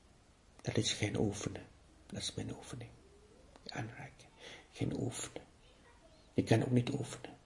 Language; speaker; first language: Dutch; non-native, fluent; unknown